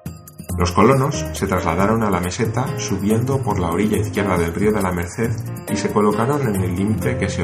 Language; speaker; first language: Spanish; native; Spanish